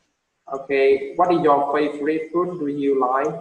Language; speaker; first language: English; non-native, fluent; Vietnamese